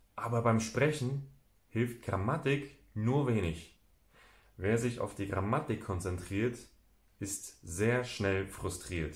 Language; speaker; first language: German; native; German